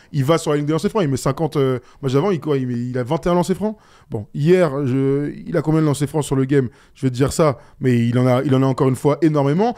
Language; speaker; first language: French; native; French